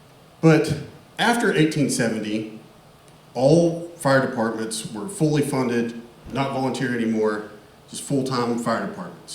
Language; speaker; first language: English; native; English